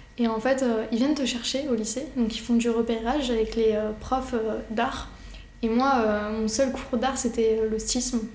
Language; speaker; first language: French; early bilingual, other home language; Arabic